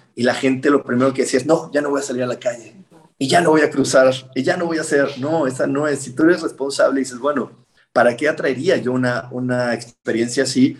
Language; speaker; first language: Spanish; native; Spanish